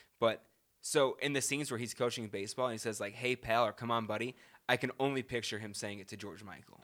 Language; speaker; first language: English; native; English